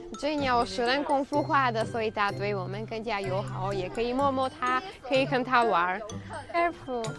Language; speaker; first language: Chinese; non-native, fluent; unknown